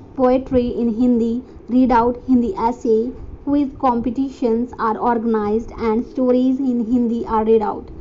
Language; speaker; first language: English; non-native, local second language; Hindi